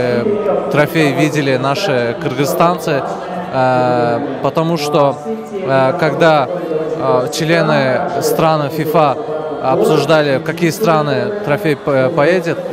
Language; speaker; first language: Russian; non-native, fluent; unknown